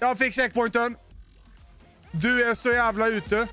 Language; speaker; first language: Swedish; native; Swedish